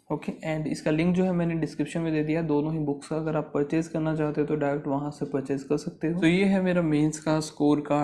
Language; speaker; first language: Hindi; native; Hindi